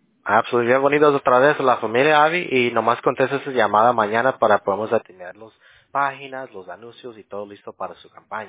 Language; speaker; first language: Spanish; early bilingual, heritage; Spanish